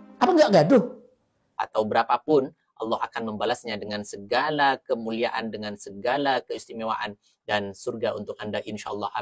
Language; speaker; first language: Indonesian; non-native, local second language; Madurese